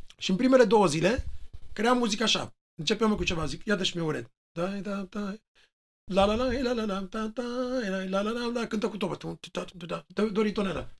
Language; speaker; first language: Romanian; native; Romanian